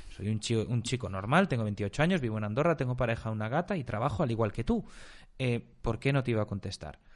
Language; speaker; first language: Spanish; native; Spanish